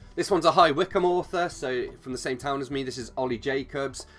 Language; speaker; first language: English; native; English